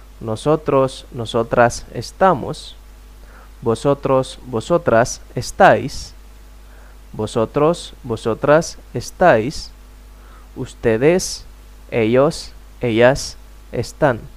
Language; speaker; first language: Spanish; non-native, fluent; Indonesian